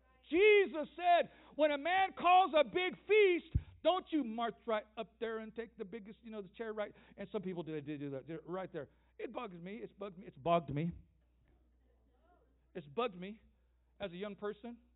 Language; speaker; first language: English; native; English